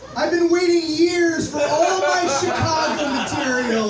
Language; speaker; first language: English; native; English